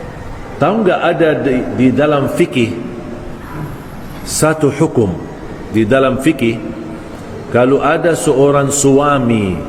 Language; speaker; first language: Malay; non-native, fluent; Arabic